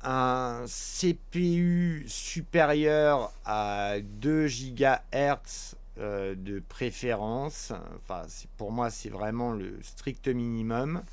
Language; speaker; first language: French; native; French